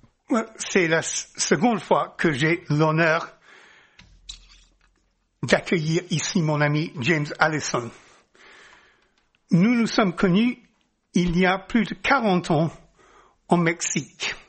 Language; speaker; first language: French; non-native, fluent; English